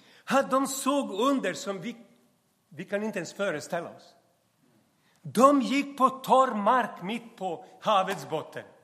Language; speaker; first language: Swedish; non-native, fluent; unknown